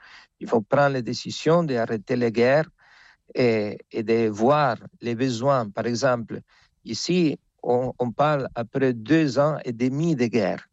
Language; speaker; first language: French; non-native, fluent; Spanish